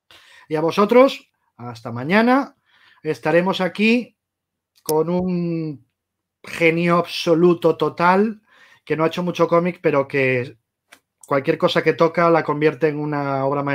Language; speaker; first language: Spanish; native; Spanish